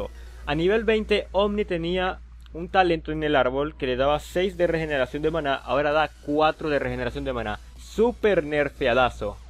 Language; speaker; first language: Spanish; native; Spanish